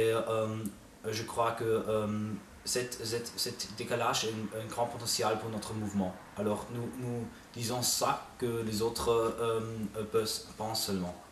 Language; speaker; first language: French; non-native, fluent; German